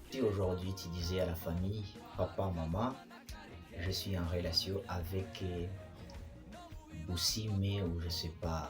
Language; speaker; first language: French; non-native, local second language; Swahili